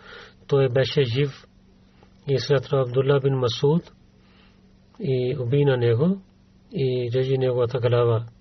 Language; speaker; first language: Bulgarian; non-native, learner; Urdu